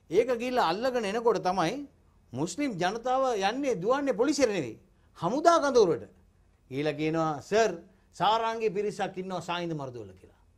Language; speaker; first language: Sinhala; non-native, local second language; Tamil